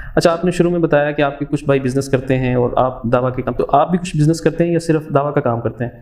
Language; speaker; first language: Urdu; native; Urdu